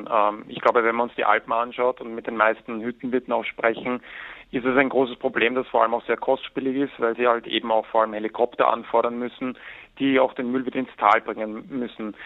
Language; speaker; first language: German; native; German